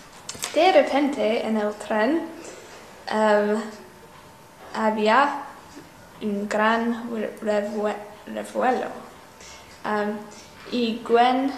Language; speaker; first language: Spanish; non-native, learner; English